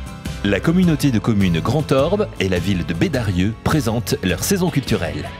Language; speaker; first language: French; native; French